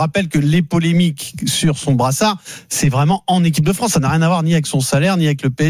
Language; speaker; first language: French; native; French